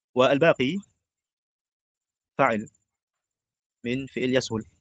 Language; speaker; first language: Arabic; non-native, fluent; Indonesian